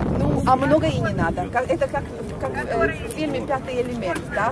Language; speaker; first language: Russian; non-native, local second language; Latvian